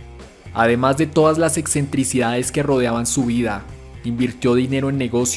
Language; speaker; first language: Spanish; native; Spanish